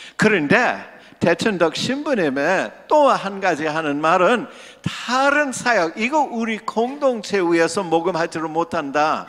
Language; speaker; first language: Korean; non-native, local second language; English